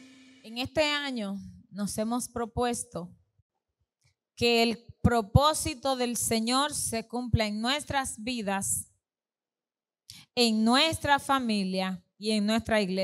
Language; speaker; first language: Spanish; native; Spanish